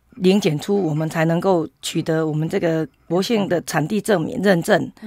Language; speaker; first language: Chinese; native; Chinese